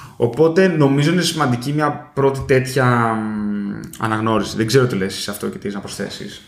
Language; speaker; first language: Greek; early bilingual, heritage; Greek